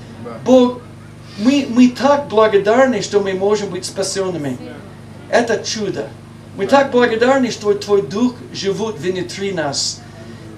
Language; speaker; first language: Russian; non-native, learner; English